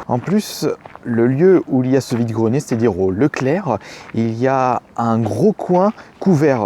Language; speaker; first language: French; native; French